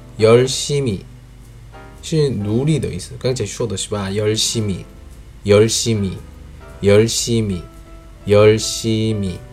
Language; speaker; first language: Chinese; non-native, fluent; Korean